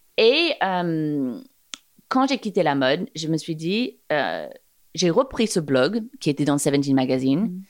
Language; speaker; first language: French; non-native, fluent; English